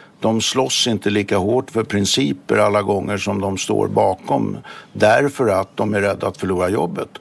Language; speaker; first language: Swedish; native; Swedish